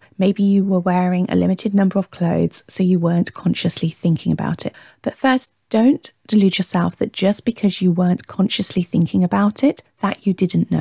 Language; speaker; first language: English; native; English